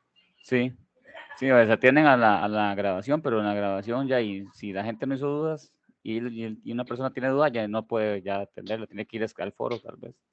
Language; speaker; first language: Spanish; native; Spanish